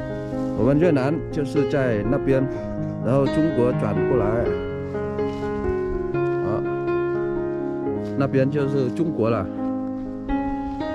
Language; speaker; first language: Chinese; non-native, fluent; Vietnamese